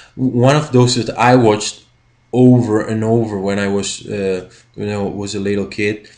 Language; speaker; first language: English; non-native, fluent; Spanish